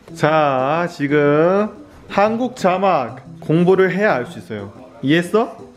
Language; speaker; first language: Korean; native; Korean